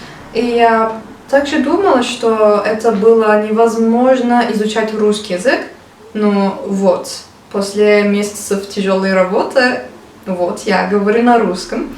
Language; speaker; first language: Russian; non-native, learner; Turkish